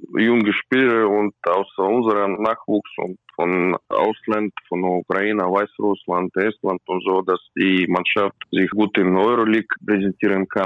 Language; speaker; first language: German; non-native, learner; Russian